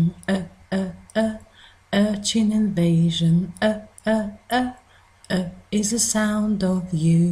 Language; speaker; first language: English; native; English